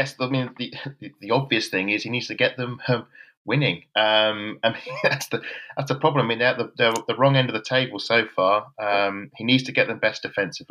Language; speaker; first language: English; native; English